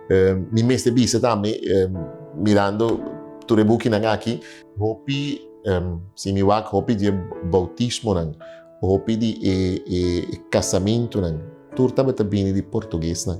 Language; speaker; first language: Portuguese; early bilingual, heritage; Portuguese